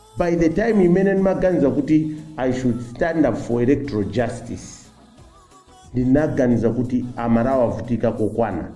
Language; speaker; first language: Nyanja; non-native, local second language; Tumbuka